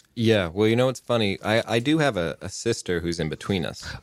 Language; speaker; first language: English; native; English